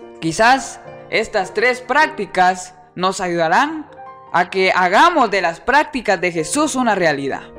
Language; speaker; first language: Spanish; native; Spanish